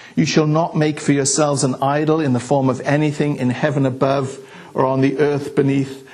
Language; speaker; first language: English; native; English